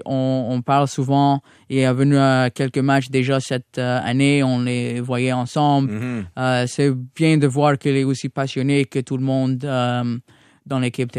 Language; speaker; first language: French; non-native, local second language; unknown